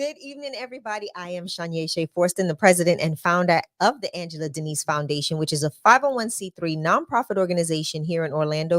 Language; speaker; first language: English; native; English